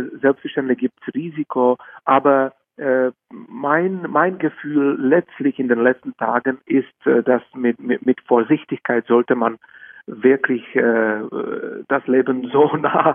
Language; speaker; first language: German; non-native, fluent; Czech